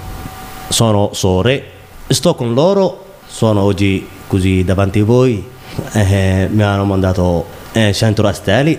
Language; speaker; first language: Italian; non-native, learner; Somali